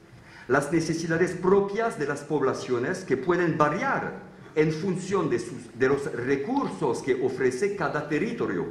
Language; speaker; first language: Spanish; non-native, fluent; French